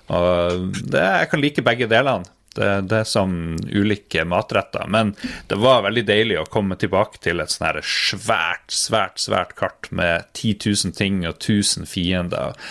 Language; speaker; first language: Norwegian; native; Norwegian